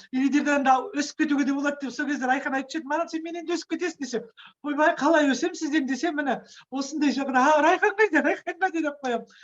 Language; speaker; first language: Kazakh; non-native, local second language; Russian